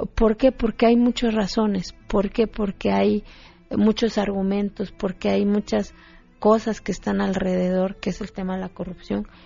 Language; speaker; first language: Spanish; non-native, local second language; Zapotec